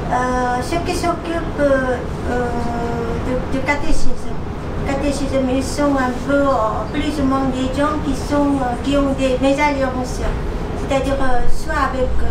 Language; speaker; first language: French; non-native, fluent; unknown